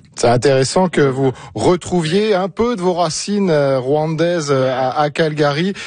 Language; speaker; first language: French; native; French